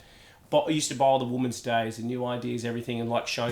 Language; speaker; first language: English; native; English